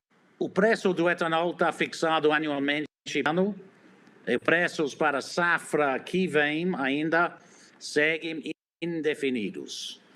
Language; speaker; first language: Portuguese; non-native, fluent; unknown